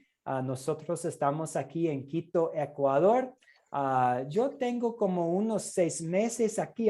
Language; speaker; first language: Spanish; non-native, fluent; English